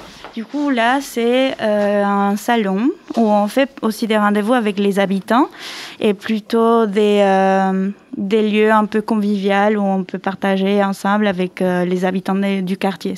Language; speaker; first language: French; non-native, fluent; Spanish